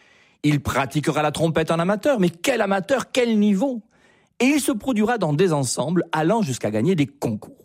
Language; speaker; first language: French; native; French